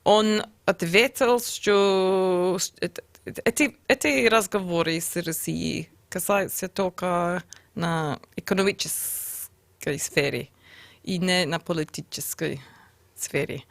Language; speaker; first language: Russian; non-native, learner; English